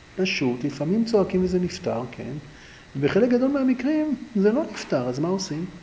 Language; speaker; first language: Hebrew; native; Hebrew